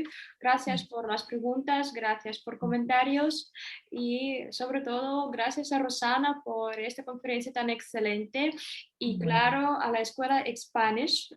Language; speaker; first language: Spanish; non-native, fluent; Russian